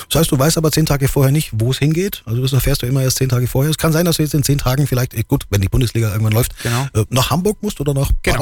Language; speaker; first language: German; native; German